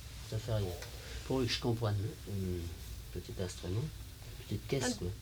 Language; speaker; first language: French; native; French